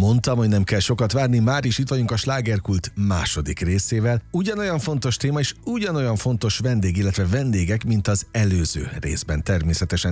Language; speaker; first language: Hungarian; native; Hungarian